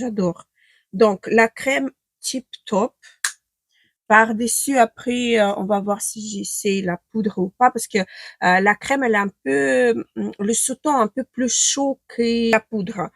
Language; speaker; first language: French; non-native, fluent; Ukrainian